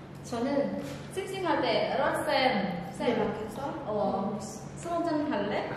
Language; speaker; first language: Korean; non-native, learner; Khmer